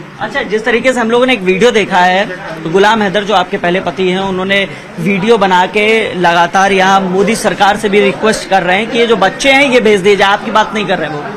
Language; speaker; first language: Hindi; native; Hindi